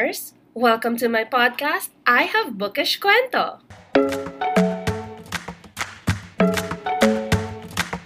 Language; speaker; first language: English; non-native, local second language; Filipino